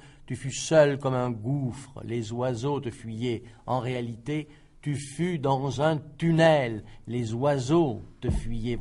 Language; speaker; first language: French; native; French